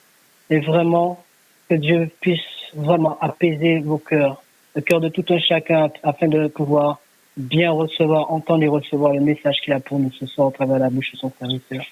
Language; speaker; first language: French; native; French